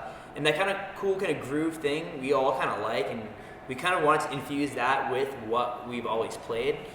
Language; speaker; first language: English; native; English